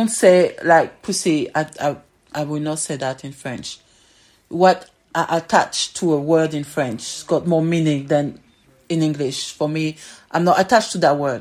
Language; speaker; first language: English; non-native, fluent; French